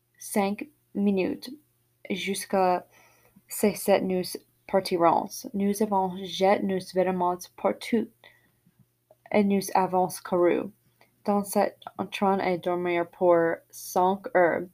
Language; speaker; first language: French; non-native, learner; English